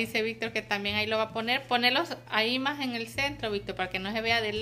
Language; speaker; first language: Spanish; native; Spanish